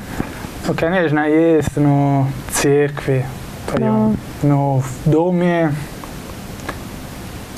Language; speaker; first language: Russian; non-native, learner; Italian